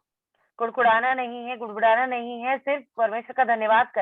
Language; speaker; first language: Hindi; native; Hindi